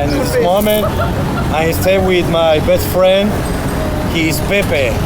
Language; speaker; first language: English; non-native, learner; Spanish